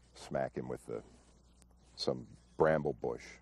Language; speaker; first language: English; native; English